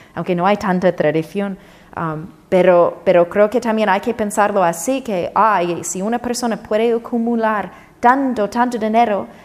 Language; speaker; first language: Spanish; non-native, fluent; English